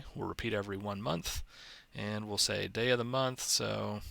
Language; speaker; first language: English; native; English